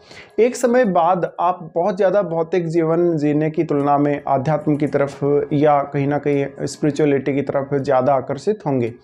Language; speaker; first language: Hindi; native; Hindi